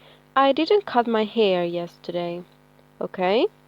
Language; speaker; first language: English; non-native, fluent; Spanish